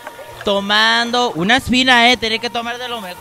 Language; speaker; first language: Spanish; native; Spanish